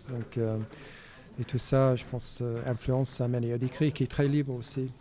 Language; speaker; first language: French; non-native, fluent; English